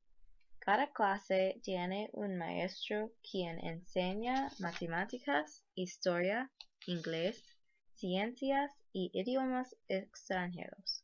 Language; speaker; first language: Spanish; non-native, learner; English